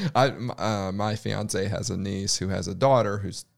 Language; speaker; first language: English; native; English